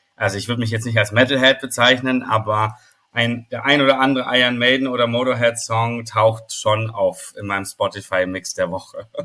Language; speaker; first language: German; native; German